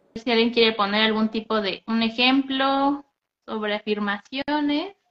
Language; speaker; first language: Spanish; native; Spanish